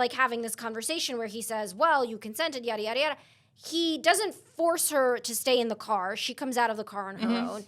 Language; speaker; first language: English; native; English